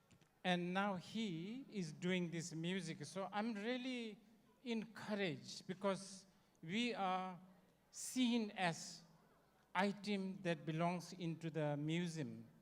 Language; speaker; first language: English; non-native, learner; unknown